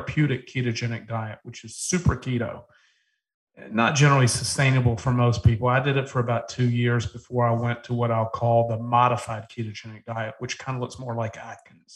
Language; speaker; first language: English; native; English